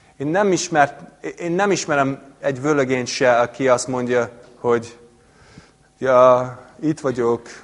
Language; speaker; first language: Hungarian; non-native, fluent; English